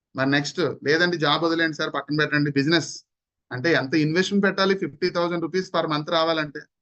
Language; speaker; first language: Telugu; native; Telugu